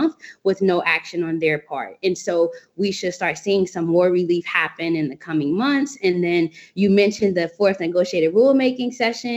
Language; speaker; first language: English; native; English